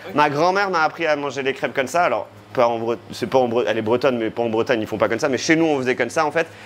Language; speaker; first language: French; native; French